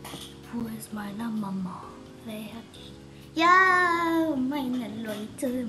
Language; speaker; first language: German; non-native, learner; Portuguese